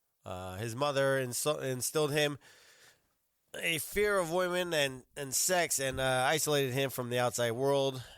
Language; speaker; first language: English; native; English